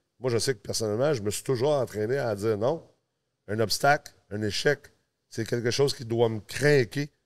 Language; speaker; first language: French; early bilingual, other home language; English